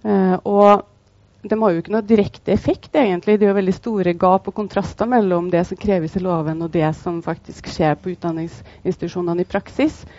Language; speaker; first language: Norwegian; native; Norwegian